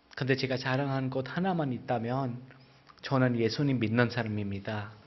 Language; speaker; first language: Korean; non-native, fluent; Hindi